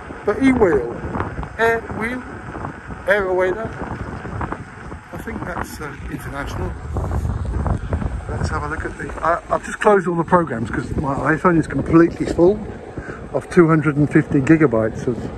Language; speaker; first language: English; native; English